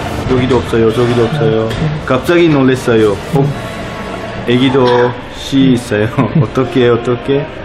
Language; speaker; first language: Korean; non-native, learner; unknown